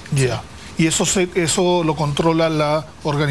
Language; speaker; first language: Spanish; native; Spanish